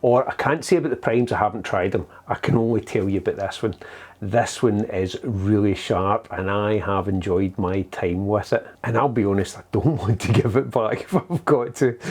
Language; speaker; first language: English; native; English